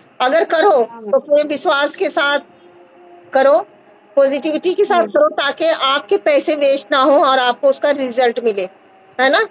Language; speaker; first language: Hindi; native; Hindi